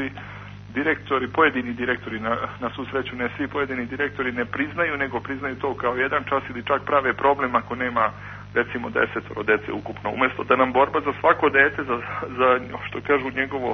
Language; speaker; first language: Croatian; native; Croatian